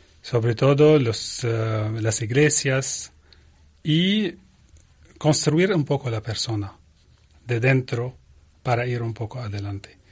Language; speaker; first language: Spanish; non-native, learner; Arabic